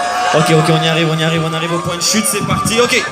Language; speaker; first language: French; native; French